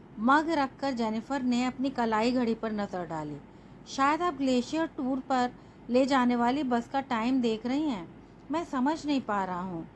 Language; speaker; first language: Hindi; native; Hindi